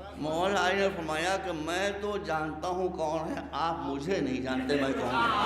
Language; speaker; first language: Urdu; native; Urdu